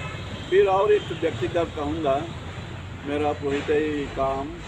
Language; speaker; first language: Hindi; non-native, local second language; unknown